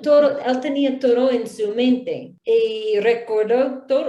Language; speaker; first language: Spanish; non-native, learner; English